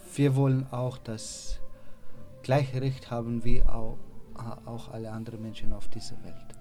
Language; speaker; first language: German; non-native, learner; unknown